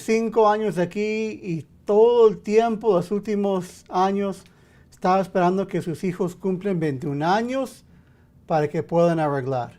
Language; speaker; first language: Spanish; early bilingual, heritage; English